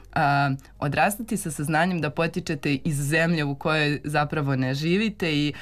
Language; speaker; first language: Serbian; native; Serbian